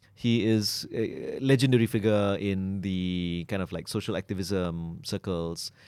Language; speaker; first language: English; non-native, local second language; Malay